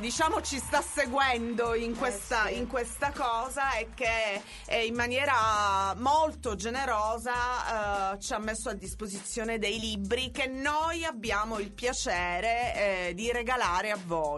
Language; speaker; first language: Italian; native; Italian